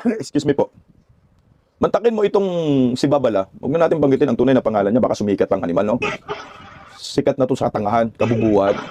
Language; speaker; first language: Filipino; non-native, local second language; Cebuano